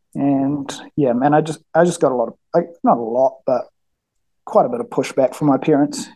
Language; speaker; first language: English; native; English